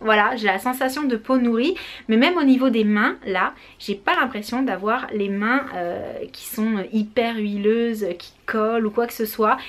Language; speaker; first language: French; native; French